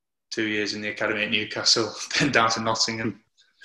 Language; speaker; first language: English; native; English